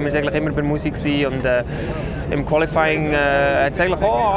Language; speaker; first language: German; native; German